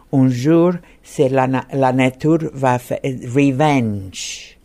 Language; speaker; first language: French; non-native, learner; English